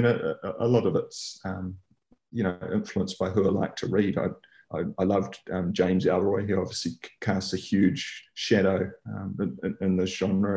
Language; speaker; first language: English; native; English